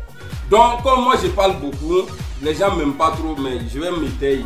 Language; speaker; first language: French; native; French